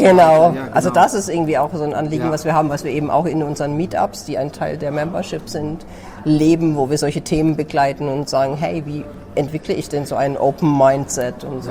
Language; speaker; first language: German; native; German